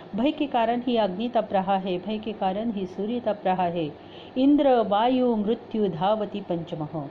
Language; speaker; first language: Hindi; non-native, local second language; Marathi